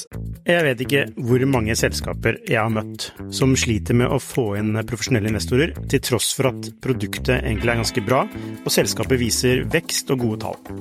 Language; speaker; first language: Norwegian; native; Norwegian